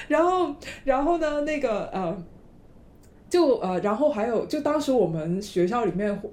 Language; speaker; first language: Chinese; non-native, local second language; Cantonese